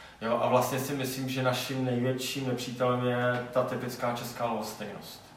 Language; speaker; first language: Czech; non-native, local second language; Polish